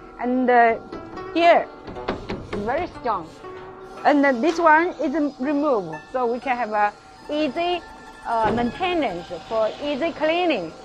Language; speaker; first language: English; non-native, learner; Chinese